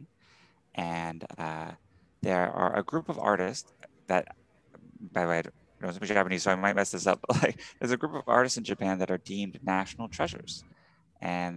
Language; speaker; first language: English; native; English